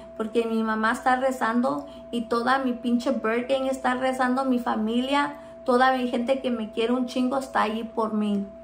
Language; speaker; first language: Spanish; early bilingual, heritage; Spanish